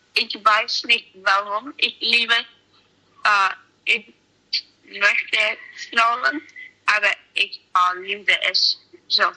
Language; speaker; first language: German; non-native, learner; English